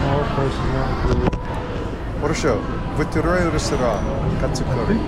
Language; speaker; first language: Russian; non-native, learner; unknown